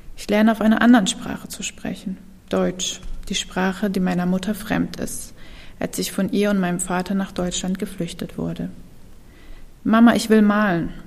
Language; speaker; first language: German; early bilingual, other home language; Kurdish